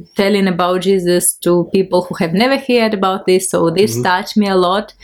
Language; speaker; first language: English; non-native, fluent; Ukrainian